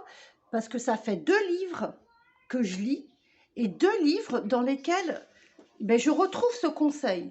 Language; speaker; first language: French; native; French